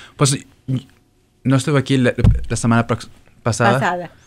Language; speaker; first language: Spanish; early bilingual, heritage; Spanish